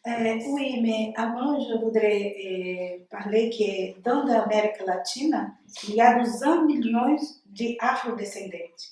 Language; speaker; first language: French; non-native, learner; Portuguese